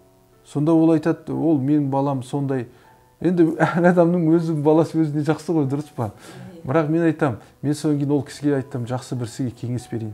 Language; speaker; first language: Kazakh; native; Kazakh